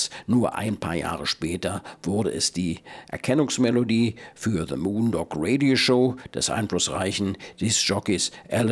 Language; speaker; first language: German; native; German